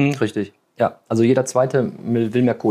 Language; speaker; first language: German; native; German